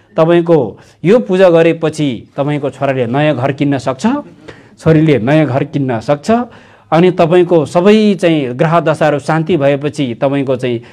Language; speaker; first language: Nepali; non-native, local second language; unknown